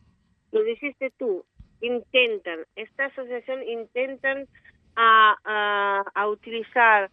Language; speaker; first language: Spanish; non-native, fluent; Italian